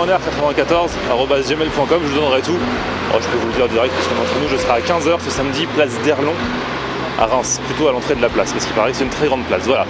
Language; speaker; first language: French; native; French